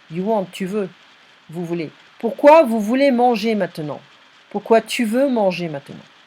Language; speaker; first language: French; non-native, fluent; English